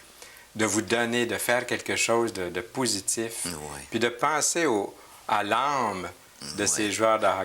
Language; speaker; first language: French; native; French